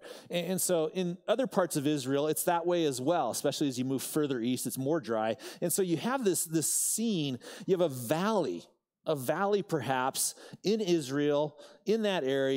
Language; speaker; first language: English; native; English